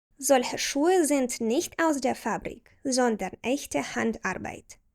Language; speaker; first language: German; non-native, fluent; Ukrainian